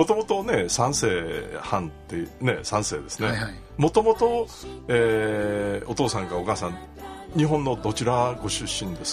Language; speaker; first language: Japanese; native; Japanese